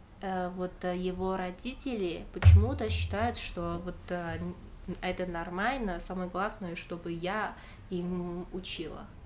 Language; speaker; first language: Russian; non-native, fluent; Chinese